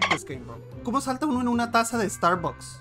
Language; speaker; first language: Spanish; native; Spanish